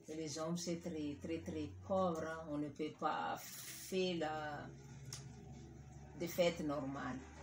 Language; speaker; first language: French; non-native, local second language; Malagasy